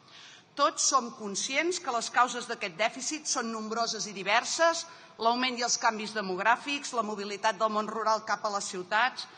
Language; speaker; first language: Catalan; native; Catalan